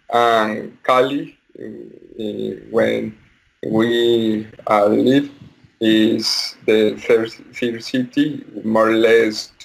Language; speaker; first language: English; non-native, learner; Spanish